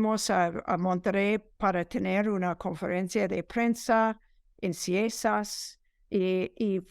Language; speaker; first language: Spanish; non-native, fluent; English